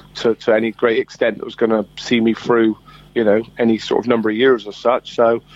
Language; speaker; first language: English; native; English